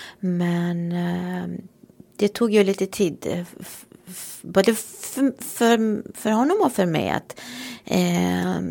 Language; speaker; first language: Swedish; non-native, fluent; Romanian